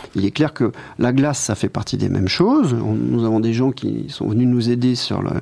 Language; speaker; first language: French; native; French